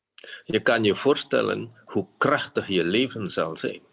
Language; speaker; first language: Dutch; non-native, fluent; Indonesian